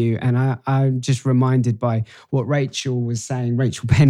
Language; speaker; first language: English; native; English